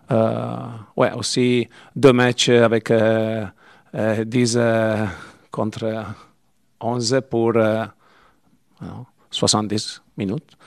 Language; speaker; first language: French; non-native, learner; Italian